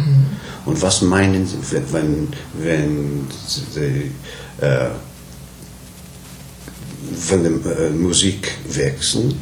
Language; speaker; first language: German; non-native, learner; English